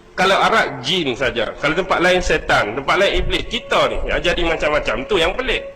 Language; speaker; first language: Malay; native; Malay